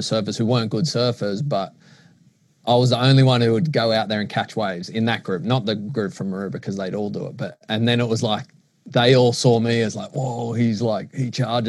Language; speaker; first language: English; native; English